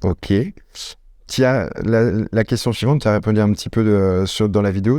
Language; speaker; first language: French; native; French